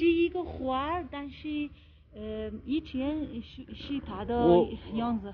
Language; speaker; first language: Chinese; non-native, learner; Persian